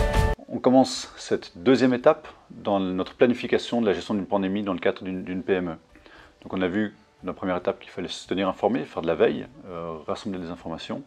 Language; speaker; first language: French; native; French